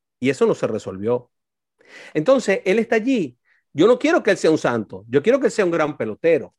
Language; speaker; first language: Spanish; native; Spanish